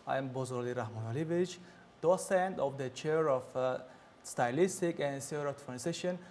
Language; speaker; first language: English; non-native, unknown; Tajik